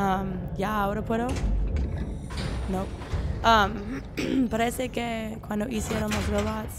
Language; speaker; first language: Spanish; non-native, learner; English